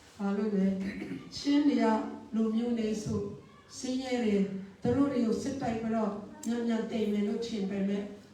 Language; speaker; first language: Burmese; non-native, local second language; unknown